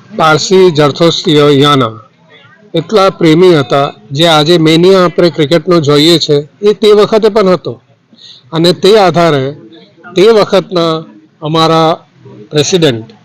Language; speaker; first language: Gujarati; native; Gujarati